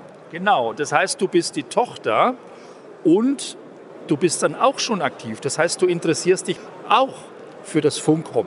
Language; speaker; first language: German; native; German